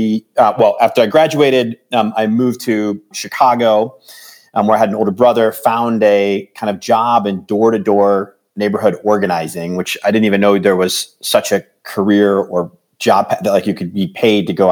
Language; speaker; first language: English; native; English